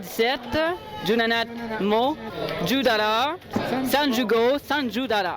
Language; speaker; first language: Japanese; non-native, learner; French